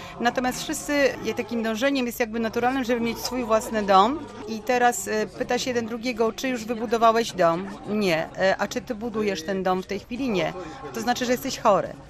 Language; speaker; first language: Polish; non-native, local second language; Kashubian